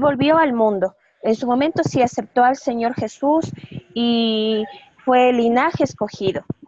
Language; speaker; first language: Spanish; native; Spanish